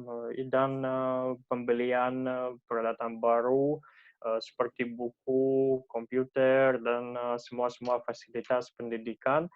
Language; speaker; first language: Indonesian; non-native, learner; Russian